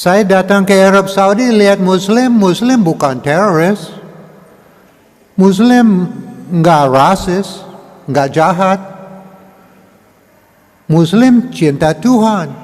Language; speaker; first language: Indonesian; non-native, fluent; English